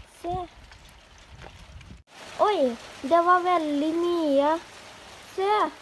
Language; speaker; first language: Norwegian; non-native, learner; Thai